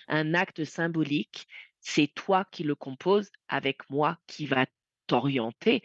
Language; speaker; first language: French; native; French